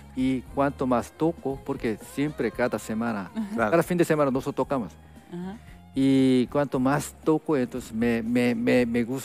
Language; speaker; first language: Spanish; non-native, fluent; Korean